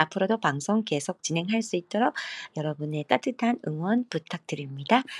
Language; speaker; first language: Korean; non-native, fluent; Japanese